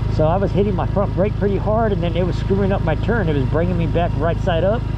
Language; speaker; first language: English; native; English